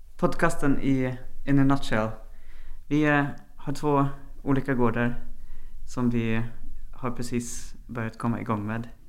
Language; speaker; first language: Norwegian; non-native, fluent; German